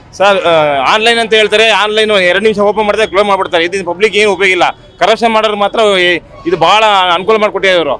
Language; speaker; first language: Kannada; native; Kannada